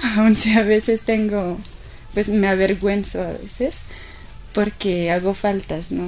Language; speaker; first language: Spanish; non-native, learner; French